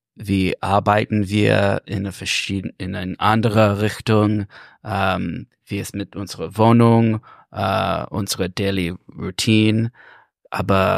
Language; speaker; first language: German; non-native, learner; English